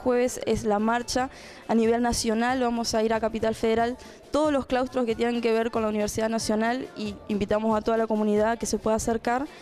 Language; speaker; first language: Spanish; native; Spanish